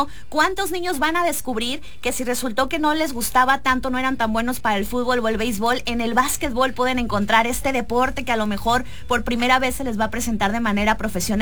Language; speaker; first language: Spanish; native; Spanish